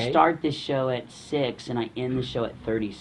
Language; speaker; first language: English; native; English